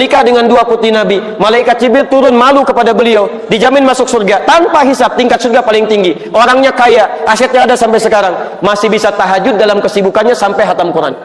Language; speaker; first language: Indonesian; native; Indonesian